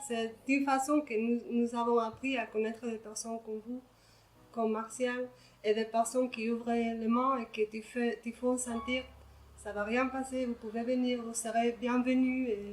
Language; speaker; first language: French; non-native, learner; Spanish